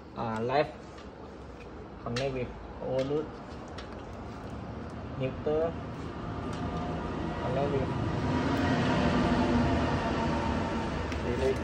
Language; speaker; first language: English; non-native, local second language; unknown